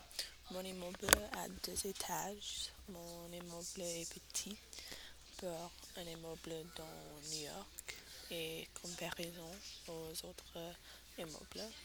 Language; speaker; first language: French; non-native, learner; English